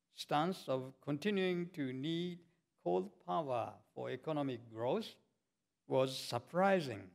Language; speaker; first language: English; non-native, fluent; Japanese